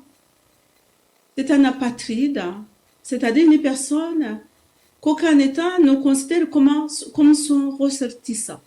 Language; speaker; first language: French; non-native, local second language; Kinyarwanda